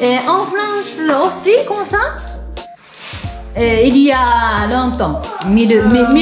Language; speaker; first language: French; non-native, learner; Japanese